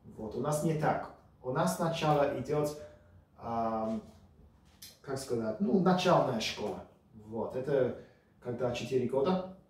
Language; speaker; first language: Russian; early bilingual, heritage; Russian